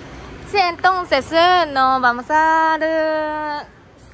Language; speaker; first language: Spanish; non-native, learner; Japanese